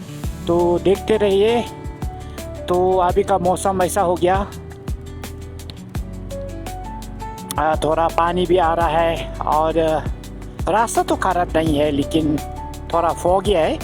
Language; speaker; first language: Hindi; non-native, fluent; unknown